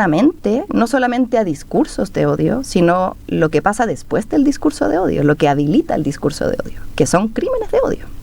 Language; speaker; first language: Spanish; native; Spanish